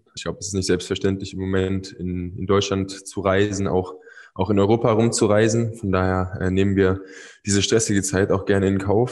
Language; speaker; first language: German; native; German